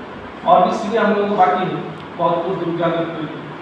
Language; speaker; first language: Hindi; non-native, local second language; Bangla